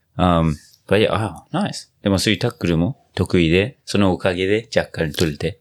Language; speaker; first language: Japanese; non-native, fluent; English